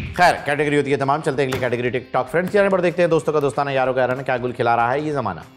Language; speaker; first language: Urdu; native; Urdu